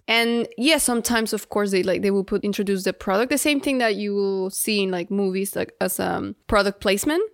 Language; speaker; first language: English; non-native, fluent; Spanish